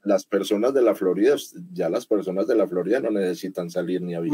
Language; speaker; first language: Spanish; native; Spanish